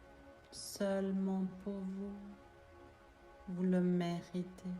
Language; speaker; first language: French; native; French